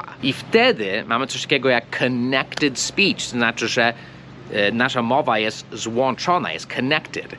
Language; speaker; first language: Polish; non-native, fluent; English